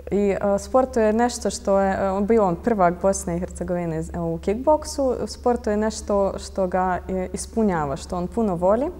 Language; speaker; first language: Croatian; non-native, fluent; Russian